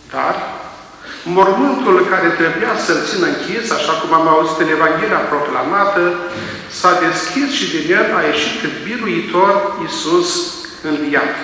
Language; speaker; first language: Romanian; native; Romanian